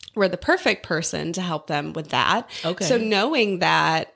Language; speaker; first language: English; native; English